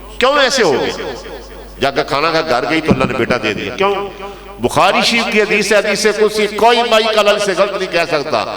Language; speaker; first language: Urdu; non-native, local second language; Punjabi